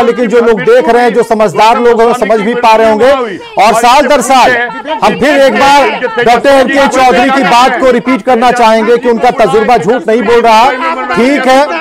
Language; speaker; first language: Hindi; native; Hindi